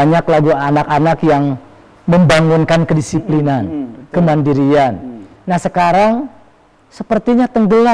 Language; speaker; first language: Indonesian; native; Indonesian